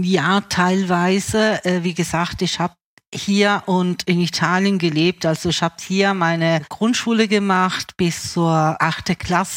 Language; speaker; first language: German; early bilingual, other home language; Italian